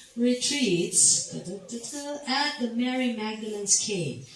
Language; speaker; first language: English; non-native, fluent; Romanian